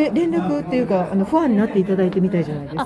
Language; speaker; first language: Japanese; native; Japanese